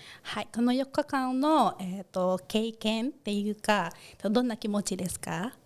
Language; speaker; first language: Japanese; non-native, fluent; Indonesian